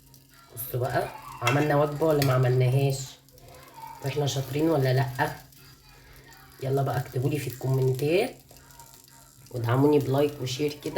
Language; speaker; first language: Arabic; native; Arabic